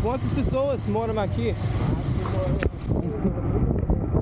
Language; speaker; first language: Portuguese; non-native, learner; English